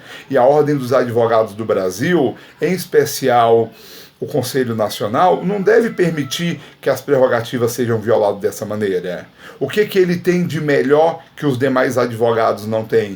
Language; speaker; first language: Portuguese; native; Portuguese